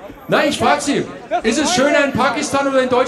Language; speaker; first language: German; native; German